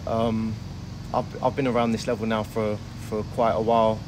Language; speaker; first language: English; native; English